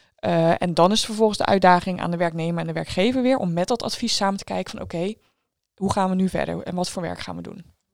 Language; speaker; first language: Dutch; native; Dutch